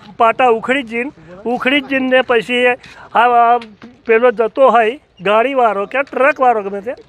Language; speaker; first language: Gujarati; native; Gujarati